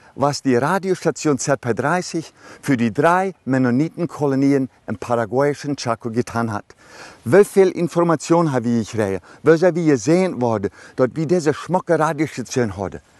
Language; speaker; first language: German; early bilingual, other home language; Low German